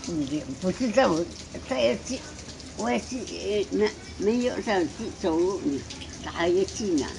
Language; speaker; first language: Chinese; non-native, local second language; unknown